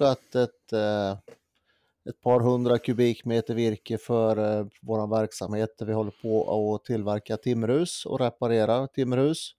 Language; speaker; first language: Swedish; native; Swedish